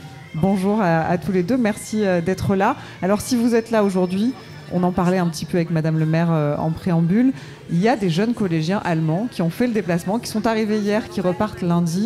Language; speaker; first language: French; native; French